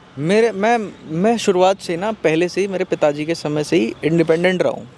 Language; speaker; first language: Hindi; native; Hindi